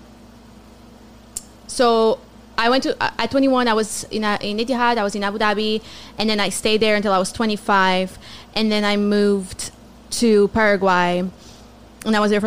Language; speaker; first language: English; non-native, fluent; Portuguese